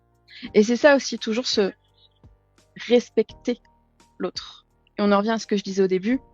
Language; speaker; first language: French; native; French